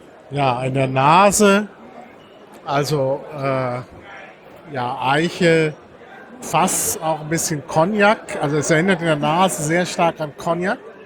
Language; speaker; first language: German; native; German